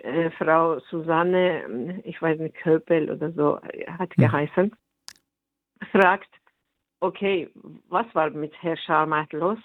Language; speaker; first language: German; non-native, fluent; Persian